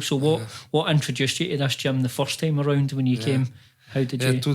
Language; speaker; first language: English; native; English